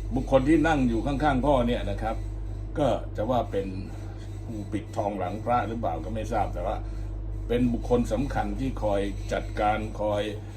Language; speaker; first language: Thai; native; Thai